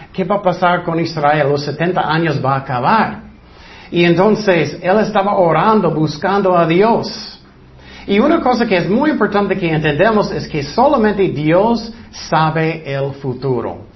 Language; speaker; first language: Spanish; non-native, fluent; English